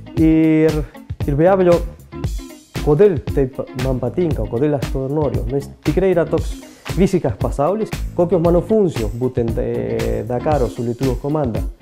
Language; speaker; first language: Lithuanian; non-native, fluent; Spanish